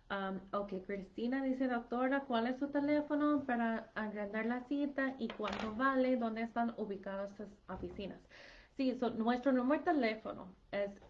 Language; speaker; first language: Spanish; non-native, fluent; English